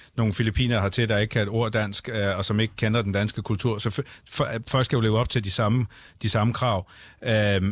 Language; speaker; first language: Danish; native; Danish